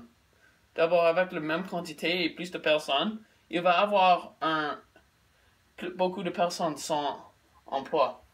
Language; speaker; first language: French; non-native, learner; English